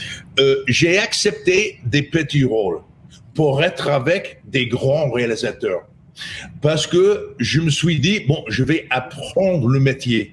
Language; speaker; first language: French; non-native, fluent; English